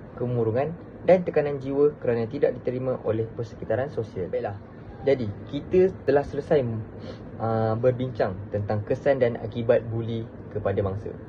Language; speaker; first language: Malay; native; Malay